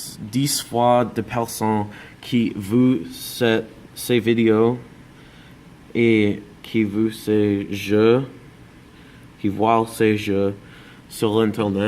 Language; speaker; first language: French; non-native, learner; English